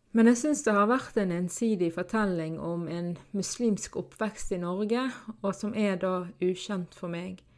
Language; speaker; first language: Norwegian; early bilingual, other home language; Arabic